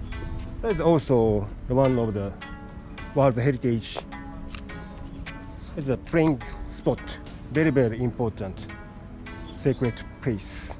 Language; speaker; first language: English; non-native, learner; Japanese